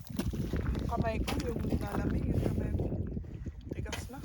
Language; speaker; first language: Filipino; native; Filipino